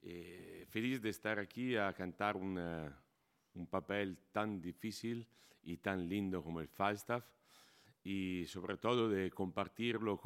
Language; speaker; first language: Spanish; non-native, fluent; Italian